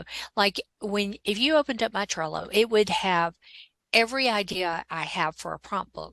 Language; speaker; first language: English; native; English